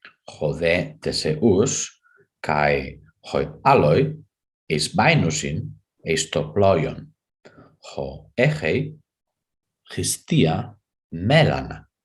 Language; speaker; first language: Greek; non-native, fluent; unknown